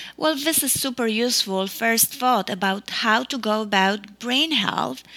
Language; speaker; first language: English; non-native, fluent; Polish